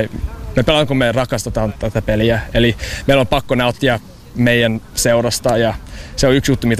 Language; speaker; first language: Finnish; non-native, fluent; English